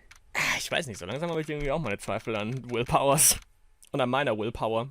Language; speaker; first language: German; native; German